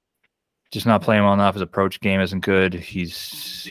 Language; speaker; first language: English; native; English